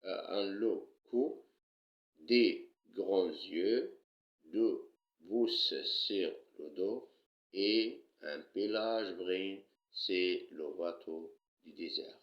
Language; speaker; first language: French; non-native, local second language; Arabic